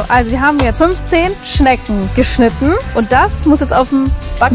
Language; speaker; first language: German; native; German